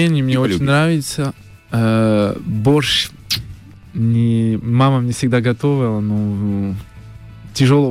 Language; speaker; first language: Russian; early bilingual, heritage; French